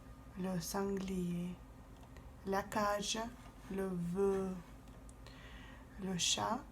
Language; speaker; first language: French; non-native, fluent; Russian